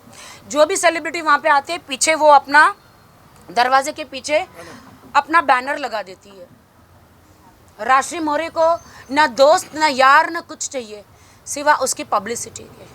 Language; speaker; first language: Hindi; native; Hindi